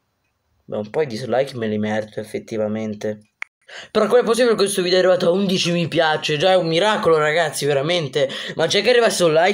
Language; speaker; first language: Italian; native; Italian